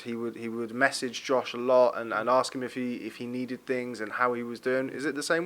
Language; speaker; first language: English; native; English